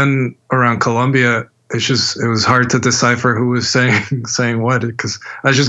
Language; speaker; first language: English; native; English